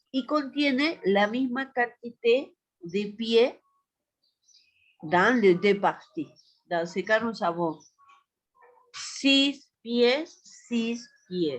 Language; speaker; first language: French; non-native, fluent; Spanish